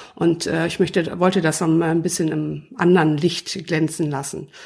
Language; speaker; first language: German; native; German